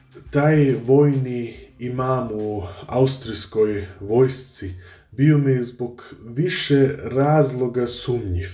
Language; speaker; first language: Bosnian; early bilingual, heritage; Bosnian